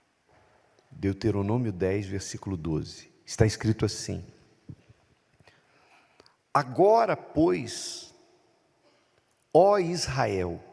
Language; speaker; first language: Portuguese; native; Portuguese